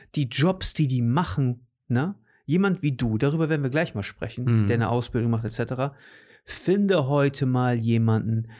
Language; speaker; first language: German; native; German